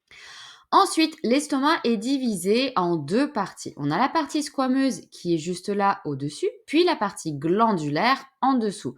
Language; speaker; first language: French; native; French